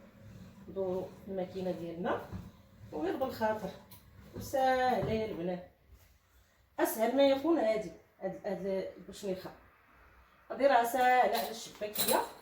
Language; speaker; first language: Arabic; native; Arabic